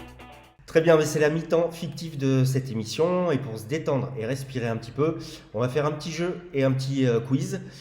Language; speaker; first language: French; native; French